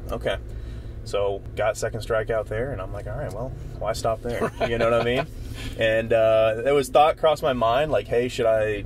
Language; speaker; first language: English; native; English